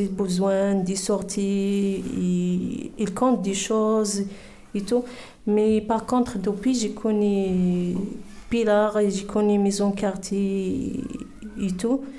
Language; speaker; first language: French; non-native, learner; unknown